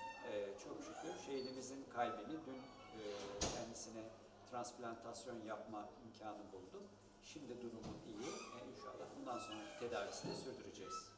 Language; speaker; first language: Turkish; native; Turkish